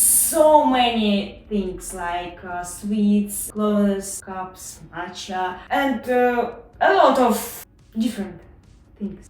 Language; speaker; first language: English; non-native, learner; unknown